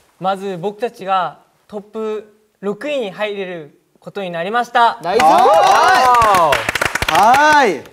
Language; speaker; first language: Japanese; non-native, learner; Korean